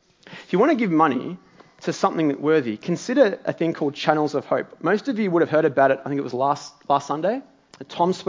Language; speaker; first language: English; native; English